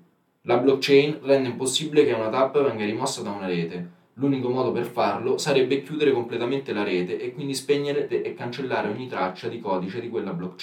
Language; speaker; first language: Italian; native; Italian